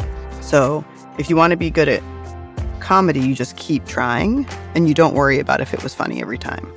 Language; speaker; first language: English; native; English